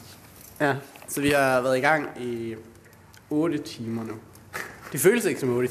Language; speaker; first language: Danish; native; Danish